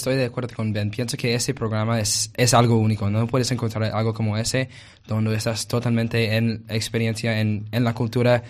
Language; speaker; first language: Spanish; non-native, learner; English